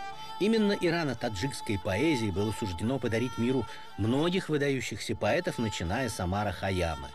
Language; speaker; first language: Russian; native; Russian